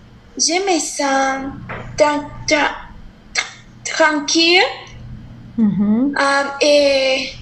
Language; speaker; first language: French; non-native, learner; Spanish